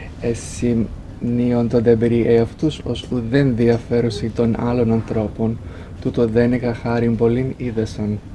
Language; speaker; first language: Greek; early bilingual, heritage; English